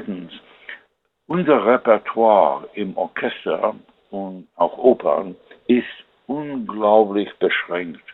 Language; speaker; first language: German; non-native, fluent; English